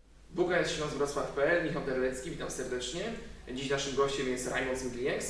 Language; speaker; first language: Polish; native; Polish